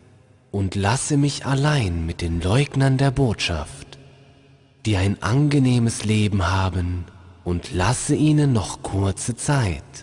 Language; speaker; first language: German; native; German